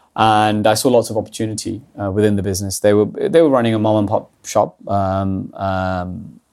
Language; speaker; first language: English; early bilingual, other home language; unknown